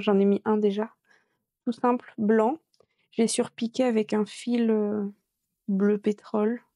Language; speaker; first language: French; native; French